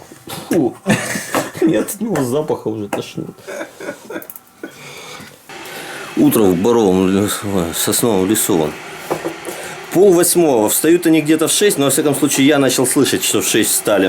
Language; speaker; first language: Russian; native; Russian